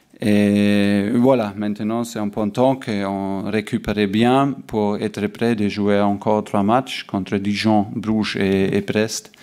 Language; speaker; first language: French; non-native, learner; German